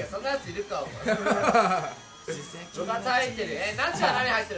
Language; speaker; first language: Japanese; native; Japanese